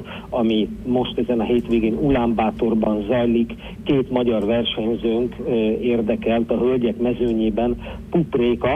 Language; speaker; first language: Hungarian; native; Hungarian